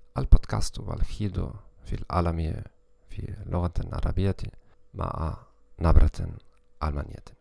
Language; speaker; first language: Arabic; non-native, learner; German